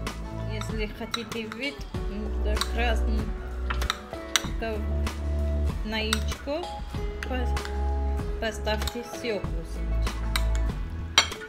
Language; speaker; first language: Russian; non-native, learner; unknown